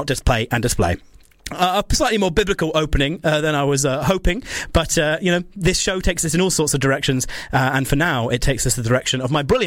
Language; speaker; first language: English; native; English